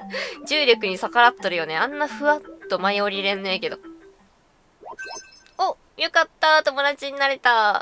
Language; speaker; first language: Japanese; native; Japanese